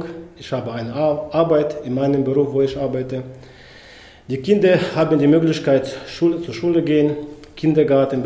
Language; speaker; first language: German; non-native, fluent; Ukrainian